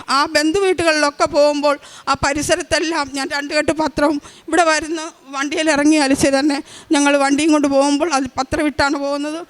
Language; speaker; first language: Malayalam; native; Malayalam